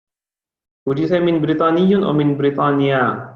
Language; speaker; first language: Arabic; non-native, fluent; English